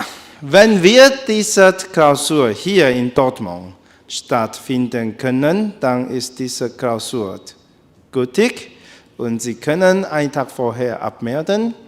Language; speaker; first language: German; non-native, learner; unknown